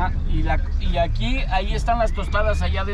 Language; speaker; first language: Spanish; native; Spanish